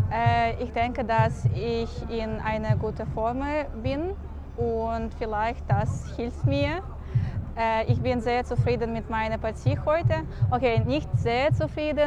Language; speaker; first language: German; non-native, learner; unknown